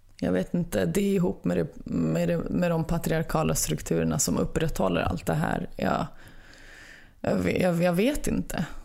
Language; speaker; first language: Swedish; early bilingual, other home language; Lithuanian